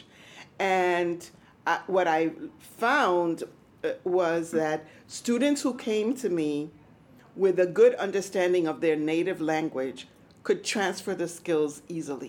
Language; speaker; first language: English; early bilingual, other home language; Spanish